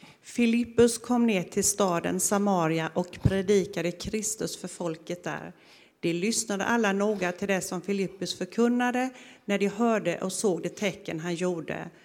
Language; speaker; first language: Swedish; native; Swedish